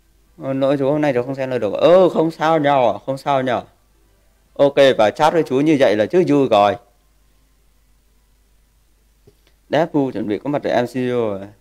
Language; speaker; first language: Vietnamese; native; Vietnamese